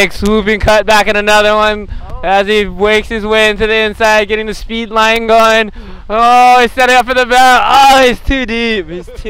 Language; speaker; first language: English; native; English